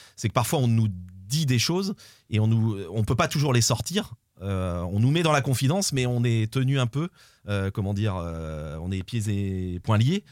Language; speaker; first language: French; native; French